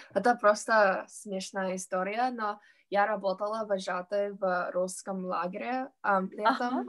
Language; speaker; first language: Russian; non-native, learner; English